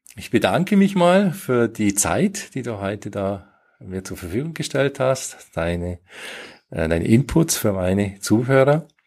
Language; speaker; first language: German; native; German